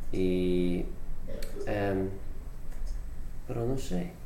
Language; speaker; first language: Spanish; non-native, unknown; English